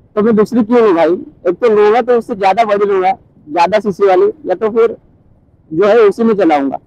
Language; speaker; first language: Hindi; non-native, local second language; Marathi